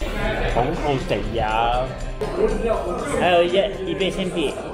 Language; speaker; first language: Chinese; non-native, fluent; Japanese